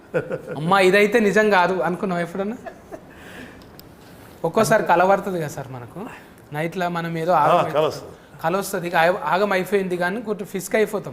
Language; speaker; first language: Telugu; native; Telugu